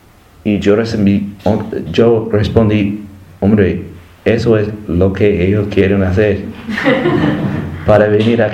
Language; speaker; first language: Spanish; non-native, learner; English